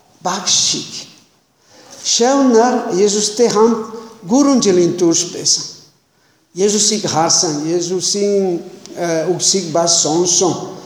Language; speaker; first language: Mongolian; non-native, learner; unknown